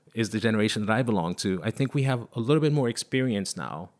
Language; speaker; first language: English; non-native, fluent; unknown